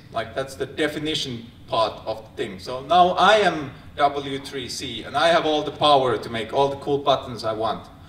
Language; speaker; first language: English; non-native, fluent; Finnish